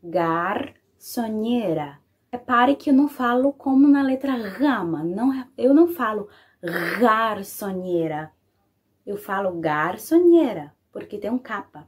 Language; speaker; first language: Portuguese; native; Portuguese